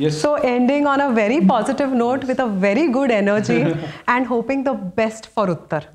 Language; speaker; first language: English; non-native, local second language; Marathi